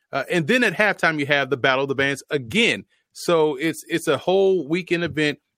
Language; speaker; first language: English; native; English